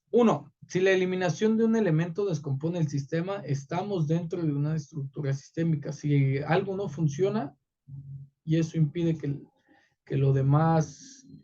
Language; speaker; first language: Spanish; native; Spanish